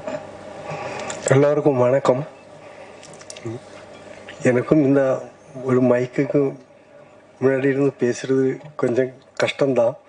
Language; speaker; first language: Tamil; non-native, learner; Malayalam